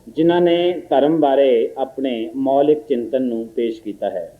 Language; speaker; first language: Hindi; non-native, local second language; Punjabi